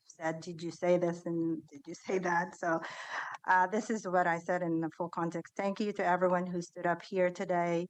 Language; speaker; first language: English; early bilingual, other home language; Somali